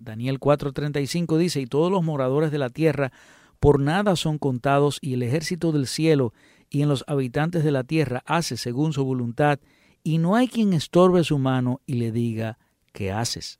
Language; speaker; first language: Spanish; native; Spanish